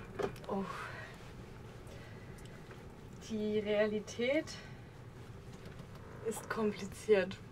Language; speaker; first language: German; native; German